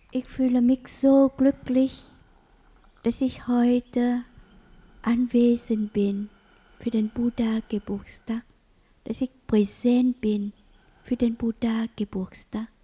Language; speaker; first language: German; non-native, learner; Vietnamese